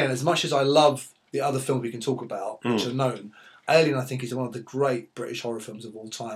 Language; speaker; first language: English; native; English